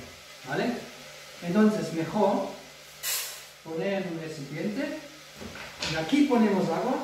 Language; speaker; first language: Spanish; non-native, fluent; German